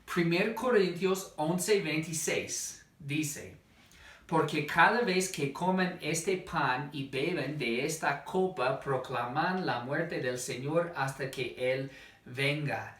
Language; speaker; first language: Spanish; non-native, fluent; English